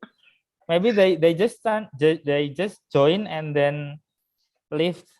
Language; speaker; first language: English; non-native, fluent; Indonesian